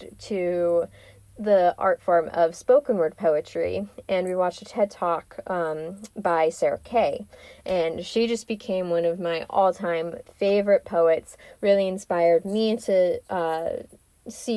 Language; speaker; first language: English; native; English